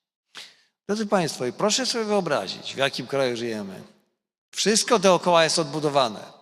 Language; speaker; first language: Polish; native; Polish